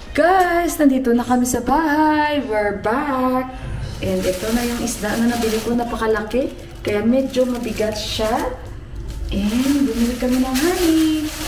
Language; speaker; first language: Filipino; native; Filipino